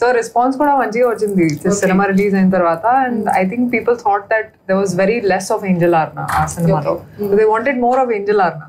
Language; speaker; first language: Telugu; non-native, fluent; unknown